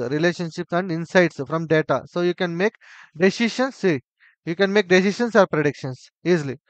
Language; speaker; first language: English; non-native, local second language; Telugu